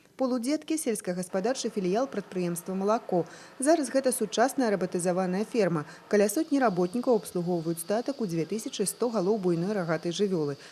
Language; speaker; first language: Belarusian; non-native, local second language; Russian